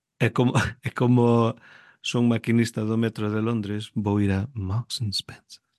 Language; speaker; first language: Galician; early bilingual, heritage; Galician